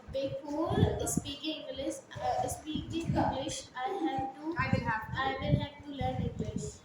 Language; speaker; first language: English; non-native, learner; Hindi